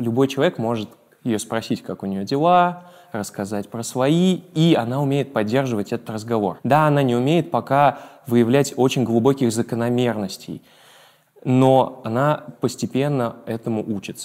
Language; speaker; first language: Russian; native; Russian